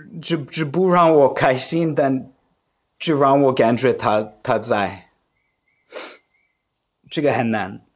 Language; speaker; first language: Chinese; non-native, fluent; English